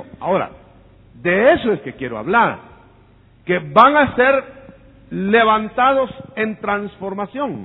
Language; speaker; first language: Spanish; native; Spanish